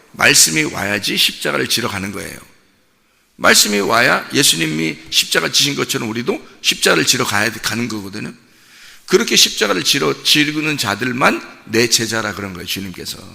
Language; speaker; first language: Korean; native; Korean